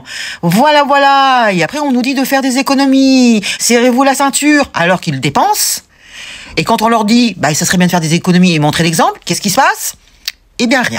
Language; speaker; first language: French; native; French